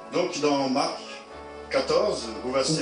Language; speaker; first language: French; native; French